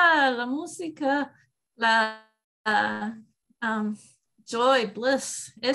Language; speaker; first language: Spanish; non-native, learner; English